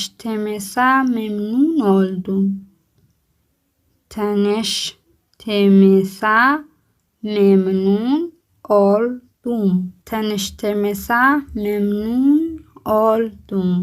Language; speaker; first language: Turkish; non-native, learner; Somali